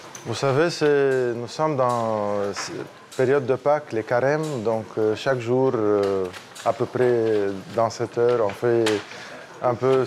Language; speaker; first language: French; non-native, local second language; Arabic